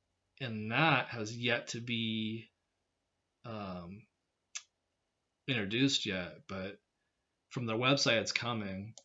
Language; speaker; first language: English; native; English